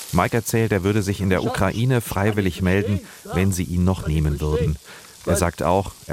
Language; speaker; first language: German; native; German